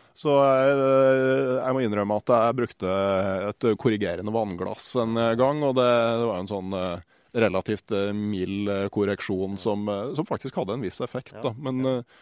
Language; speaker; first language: Norwegian; native; Norwegian